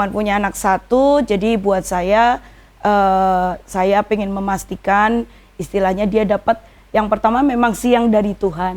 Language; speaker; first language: Indonesian; native; Indonesian